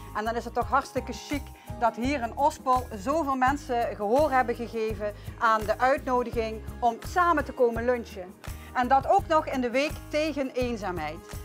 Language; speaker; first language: Dutch; native; Dutch